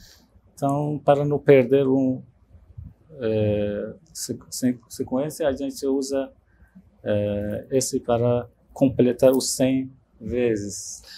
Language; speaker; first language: Portuguese; non-native, learner; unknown